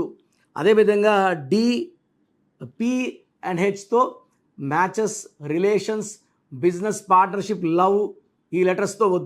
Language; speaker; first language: Telugu; native; Telugu